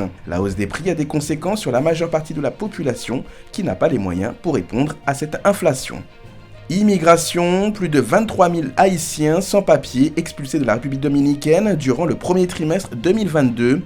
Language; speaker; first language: French; non-native, local second language; Haitian Creole